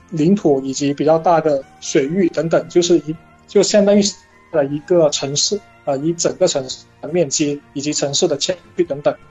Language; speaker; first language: Chinese; native; Chinese